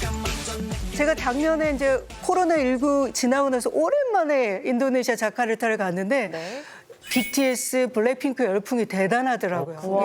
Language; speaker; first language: Korean; native; Korean